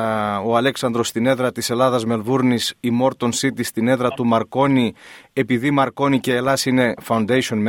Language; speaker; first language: Greek; native; Greek